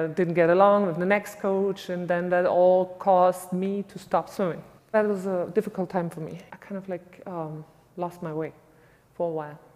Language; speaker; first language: English; non-native, fluent; German